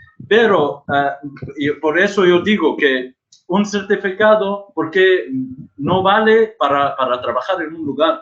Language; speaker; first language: Spanish; non-native, fluent; Arabic